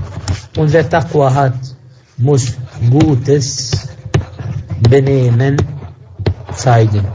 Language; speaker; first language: German; non-native, fluent; Arabic